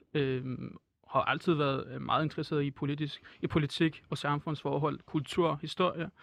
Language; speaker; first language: Danish; non-native, fluent; Persian